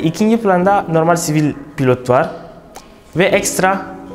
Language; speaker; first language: Turkish; non-native, fluent; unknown